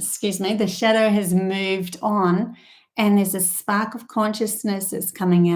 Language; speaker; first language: English; native; English